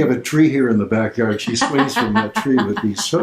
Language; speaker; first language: English; native; English